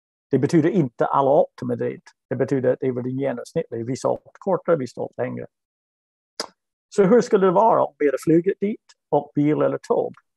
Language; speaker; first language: Swedish; non-native, fluent; English